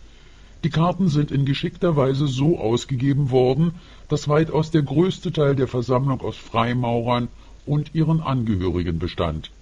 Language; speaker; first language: German; native; German